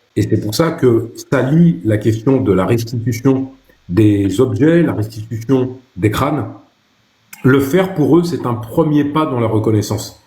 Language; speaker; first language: French; early bilingual, other home language; Arabic